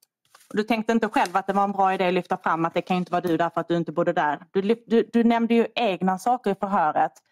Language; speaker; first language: Swedish; native; Swedish